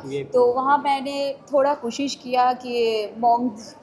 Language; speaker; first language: Hindi; non-native, local second language; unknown